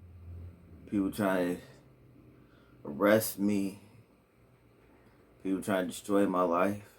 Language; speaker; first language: English; native; English